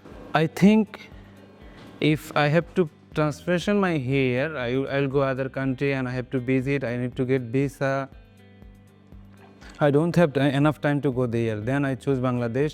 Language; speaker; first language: English; non-native, local second language; Bangla